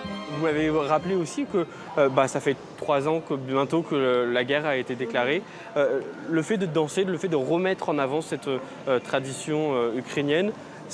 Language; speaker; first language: French; native; French